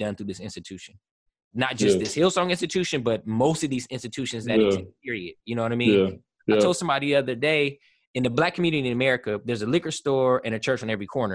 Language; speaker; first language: English; native; English